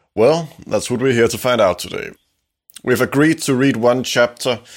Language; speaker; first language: English; non-native, fluent; Danish